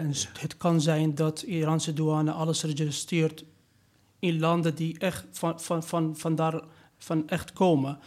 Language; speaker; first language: Dutch; non-native, learner; Persian